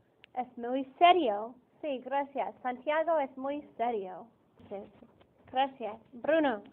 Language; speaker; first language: Spanish; non-native, fluent; English